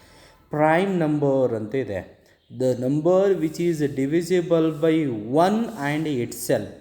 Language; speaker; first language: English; non-native, local second language; Kannada